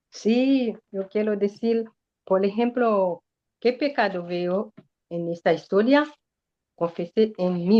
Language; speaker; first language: Spanish; non-native, learner; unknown